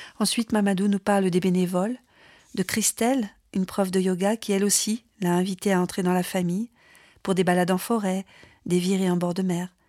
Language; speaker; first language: French; native; French